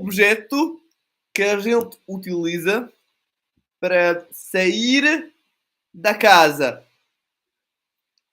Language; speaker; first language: Portuguese; non-native, fluent; Italian